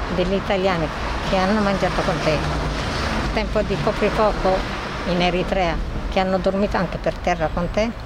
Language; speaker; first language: Italian; non-native, fluent; Tigrinya